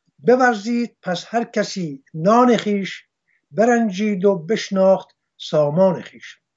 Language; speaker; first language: Persian; non-native, local second language; Armenian